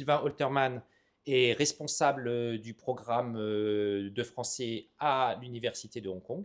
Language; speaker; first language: French; native; French